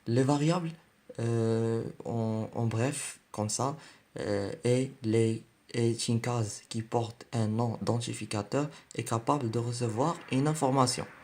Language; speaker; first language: French; non-native, learner; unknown